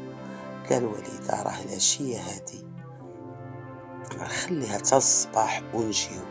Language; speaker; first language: Arabic; native; Arabic